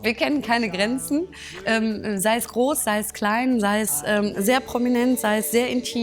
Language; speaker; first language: German; native; German